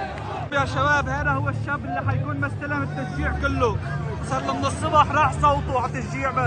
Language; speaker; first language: Arabic; native; Arabic